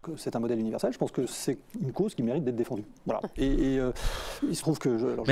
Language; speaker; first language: French; native; French